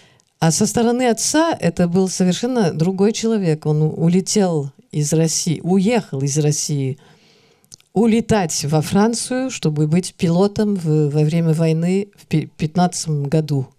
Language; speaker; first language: Russian; early bilingual, heritage; Russian